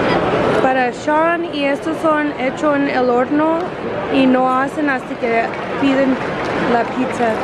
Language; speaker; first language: Spanish; early bilingual, heritage; English